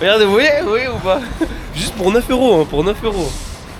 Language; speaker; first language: French; native; French